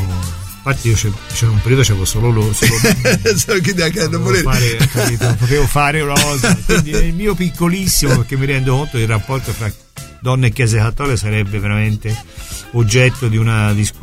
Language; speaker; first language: Italian; native; Italian